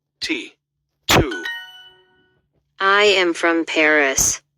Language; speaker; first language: English; non-native, learner; Turkish